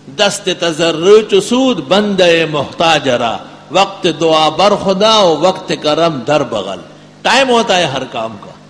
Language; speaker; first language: Urdu; non-native, local second language; Pashto